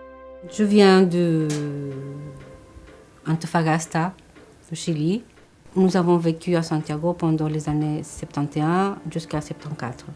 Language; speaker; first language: French; non-native, fluent; Spanish